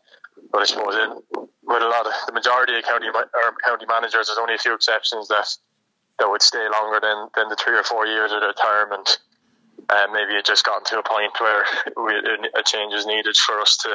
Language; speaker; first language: English; native; English